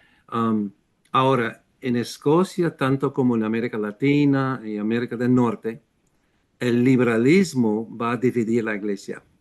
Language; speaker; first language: Spanish; non-native, fluent; English